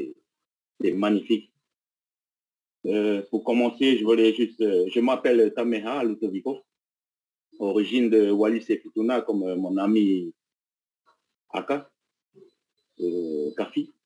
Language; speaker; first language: French; non-native, local second language; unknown